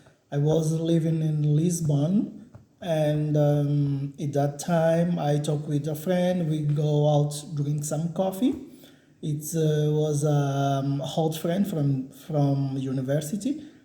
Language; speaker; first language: English; non-native, learner; Portuguese